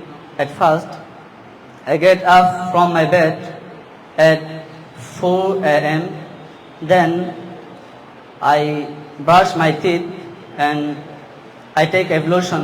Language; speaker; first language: English; non-native, learner; Bangla